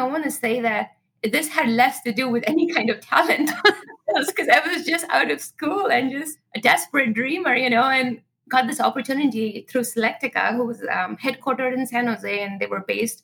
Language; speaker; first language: English; non-native, local second language; Marathi